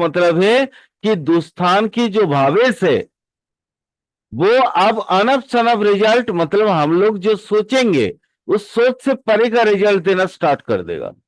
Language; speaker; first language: Hindi; native; Hindi